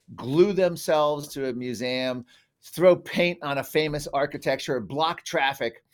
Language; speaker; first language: English; native; English